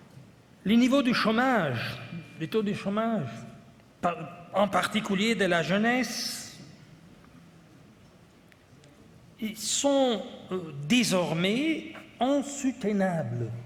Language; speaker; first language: French; non-native, fluent; Italian